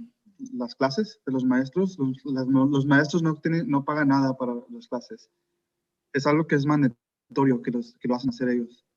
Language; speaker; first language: Spanish; early bilingual, heritage; Spanish